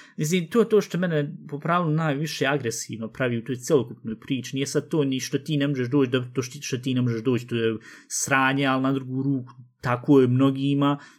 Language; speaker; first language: Bosnian; early bilingual, heritage; Bosnian